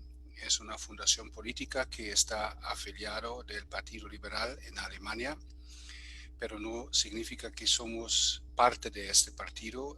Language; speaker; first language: Spanish; non-native, fluent; German